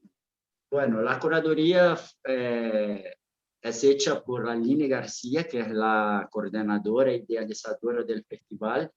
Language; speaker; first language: Spanish; non-native, fluent; Portuguese